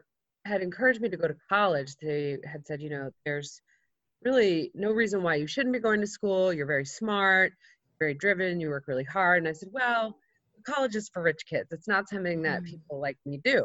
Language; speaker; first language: English; native; English